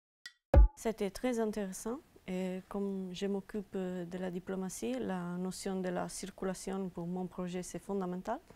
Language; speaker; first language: French; non-native, fluent; Italian